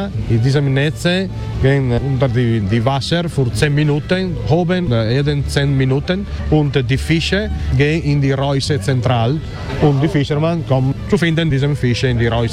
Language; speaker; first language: German; non-native, learner; Italian